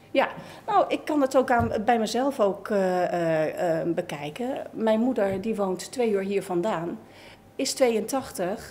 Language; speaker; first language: Dutch; native; Dutch